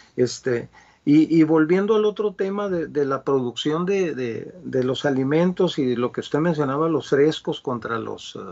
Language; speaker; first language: Spanish; native; Spanish